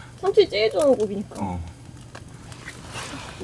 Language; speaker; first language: Korean; native; Korean